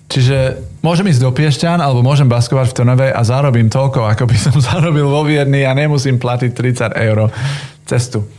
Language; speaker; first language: Slovak; non-native, fluent; English